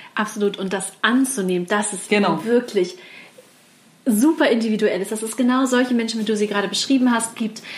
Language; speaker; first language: German; native; German